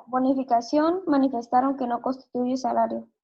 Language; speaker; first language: Spanish; native; Spanish